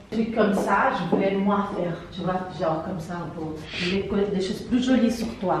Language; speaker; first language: French; non-native, learner; Portuguese